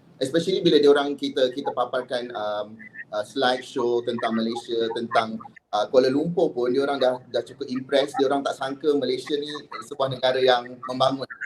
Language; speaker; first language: Malay; native; Malay